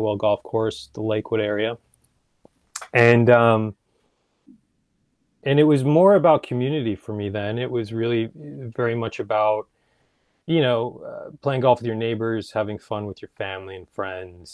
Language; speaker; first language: English; native; English